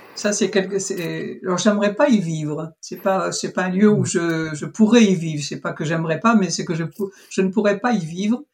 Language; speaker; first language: French; native; French